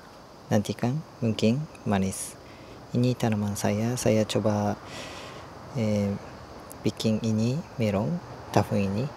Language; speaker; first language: Indonesian; non-native, fluent; Japanese